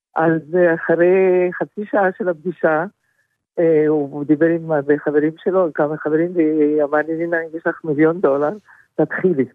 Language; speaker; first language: Hebrew; non-native, fluent; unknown